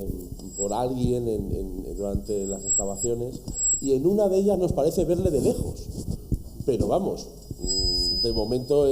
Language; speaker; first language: Spanish; native; Spanish